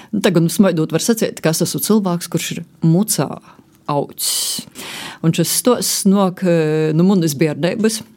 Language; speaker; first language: Latvian; native; Latvian